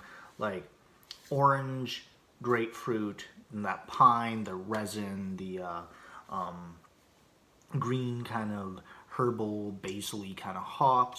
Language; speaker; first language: English; native; English